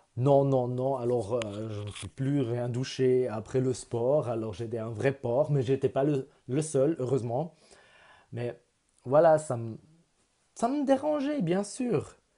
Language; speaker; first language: French; non-native, local second language; German